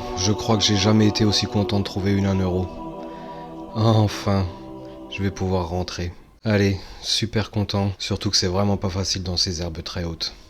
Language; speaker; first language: French; native; French